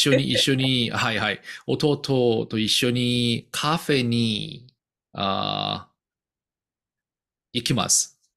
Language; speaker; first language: Japanese; non-native, learner; Korean